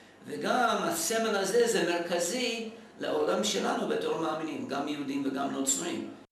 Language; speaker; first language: Hebrew; non-native, fluent; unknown